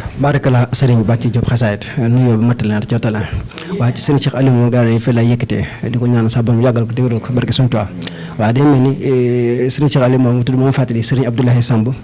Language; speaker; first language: Wolof; native; Wolof